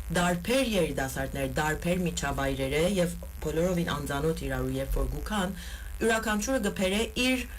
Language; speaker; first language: Armenian; early bilingual, heritage; Armenian